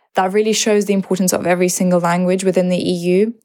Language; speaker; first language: English; early bilingual, other home language; Russian